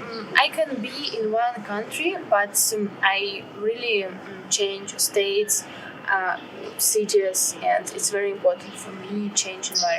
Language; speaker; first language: English; non-native, learner; Russian